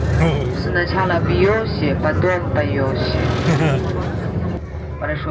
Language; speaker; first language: Russian; non-native, learner; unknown